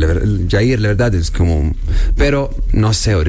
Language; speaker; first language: Spanish; non-native, learner; Arabic